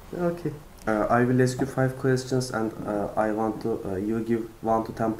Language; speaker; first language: English; non-native, learner; Turkish